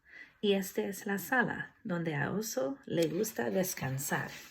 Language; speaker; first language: Spanish; non-native, fluent; English